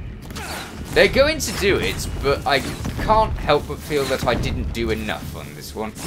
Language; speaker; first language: English; native; English